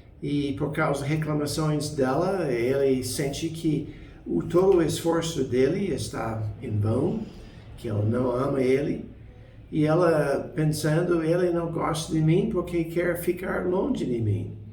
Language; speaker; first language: Portuguese; non-native, fluent; English